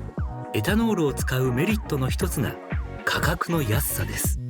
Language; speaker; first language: Japanese; native; Japanese